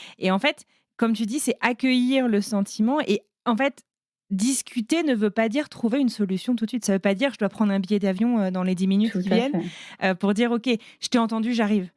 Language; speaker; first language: French; native; French